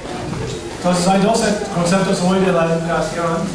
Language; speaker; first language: Spanish; non-native, fluent; English